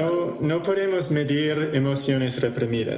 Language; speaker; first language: Spanish; non-native, fluent; English